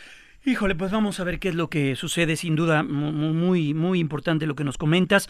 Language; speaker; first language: Spanish; native; Spanish